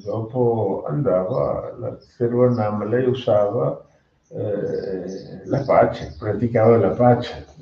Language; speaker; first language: Italian; non-native, fluent; Tamil